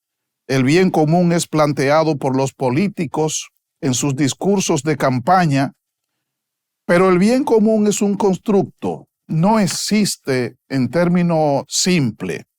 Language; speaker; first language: Spanish; native; Spanish